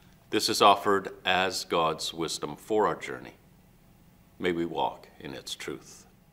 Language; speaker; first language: English; native; English